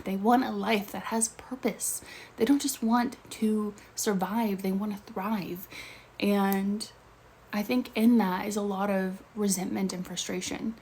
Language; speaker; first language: English; native; English